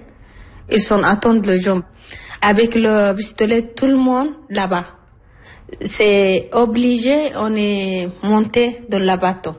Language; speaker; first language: French; non-native, learner; Arabic